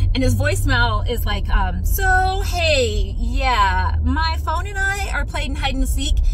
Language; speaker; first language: English; native; English